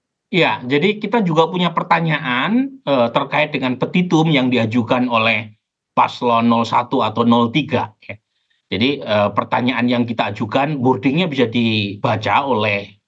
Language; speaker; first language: Indonesian; native; Indonesian